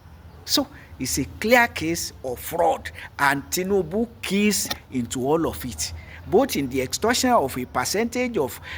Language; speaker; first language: English; non-native, local second language; Yoruba